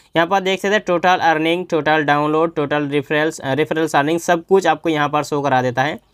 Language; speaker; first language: Hindi; native; Hindi